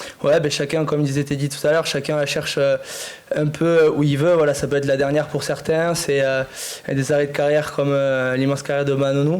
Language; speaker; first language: French; native; French